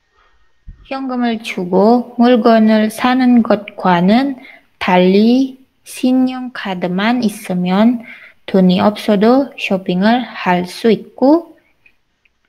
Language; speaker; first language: Korean; non-native, learner; Indonesian